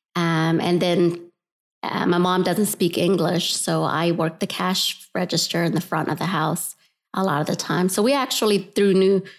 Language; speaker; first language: English; early bilingual, other home language; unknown